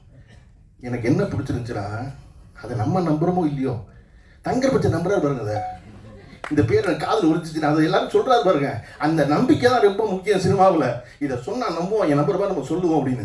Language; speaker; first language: Tamil; native; Tamil